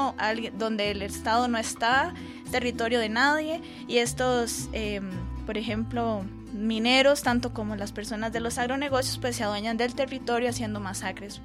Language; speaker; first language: Spanish; native; Spanish